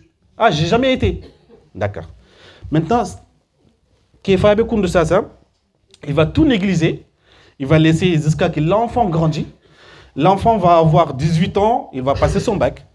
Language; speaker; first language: French; early bilingual, other home language; Soninke